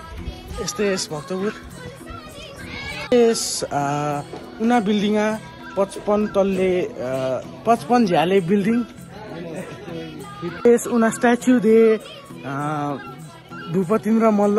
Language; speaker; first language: Spanish; non-native, learner; Nepali